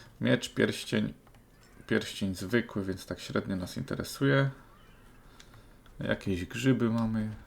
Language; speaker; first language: Polish; native; Polish